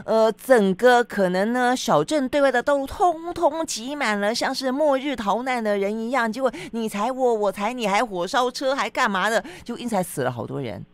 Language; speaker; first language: Chinese; native; Chinese